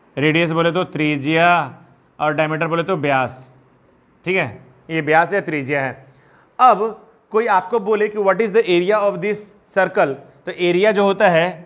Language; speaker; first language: Hindi; native; Hindi